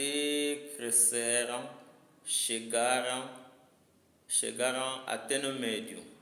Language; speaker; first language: Portuguese; non-native, learner; Lingala